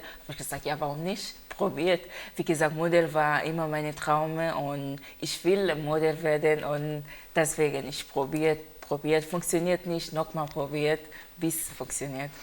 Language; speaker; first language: German; non-native, learner; Haitian Creole